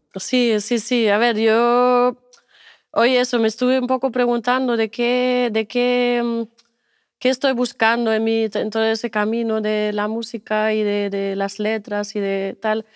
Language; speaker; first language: Spanish; non-native, fluent; German